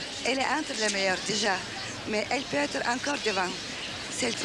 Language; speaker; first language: French; non-native, fluent; Bulgarian